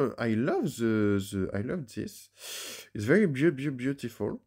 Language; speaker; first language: English; non-native, learner; French